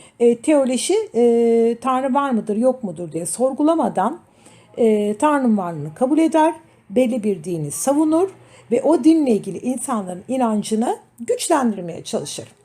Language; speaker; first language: Turkish; native; Turkish